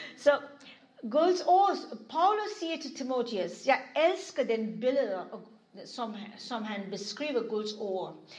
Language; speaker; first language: Danish; non-native, fluent; English